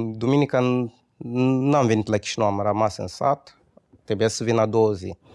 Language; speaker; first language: Romanian; non-native, fluent; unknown